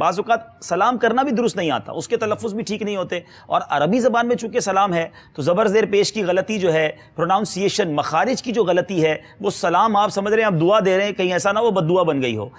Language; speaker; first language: Urdu; native; Urdu